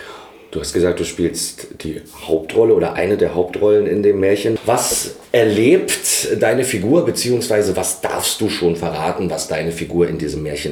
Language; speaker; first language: German; native; German